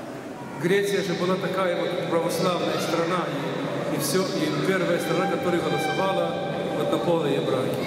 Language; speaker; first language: Russian; non-native, local second language; Ukrainian